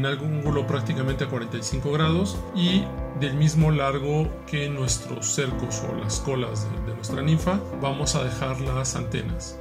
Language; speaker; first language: Spanish; native; Spanish